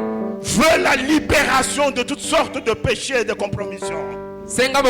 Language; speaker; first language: French; non-native, local second language; Lingala